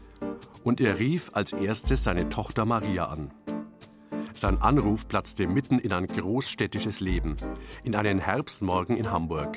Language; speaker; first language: German; native; German